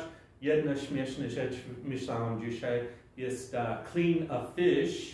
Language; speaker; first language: Polish; non-native, fluent; English